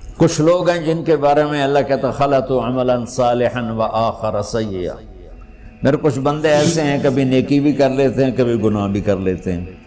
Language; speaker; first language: Urdu; non-native, local second language; Punjabi